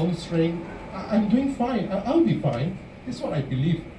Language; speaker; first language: English; non-native, local second language; Min Nan Chinese